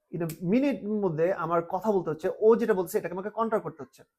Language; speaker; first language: Bangla; native; Bangla